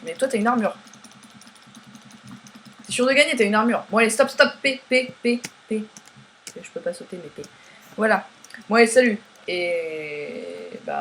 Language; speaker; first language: French; native; French